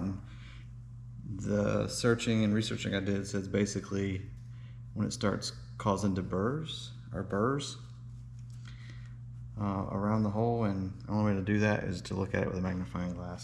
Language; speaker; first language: English; native; English